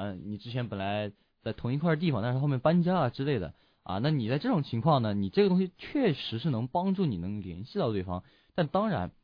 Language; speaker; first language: Chinese; native; Chinese